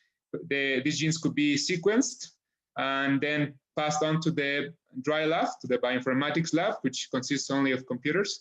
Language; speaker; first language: English; non-native, fluent; Spanish